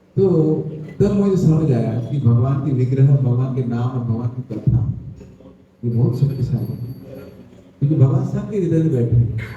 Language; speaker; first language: Hindi; non-native, local second language; Odia